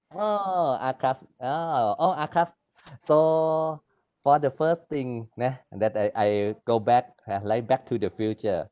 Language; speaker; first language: English; non-native, learner; Thai